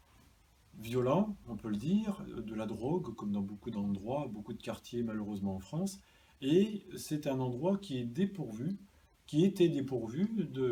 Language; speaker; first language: French; native; French